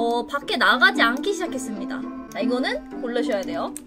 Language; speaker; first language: Korean; native; Korean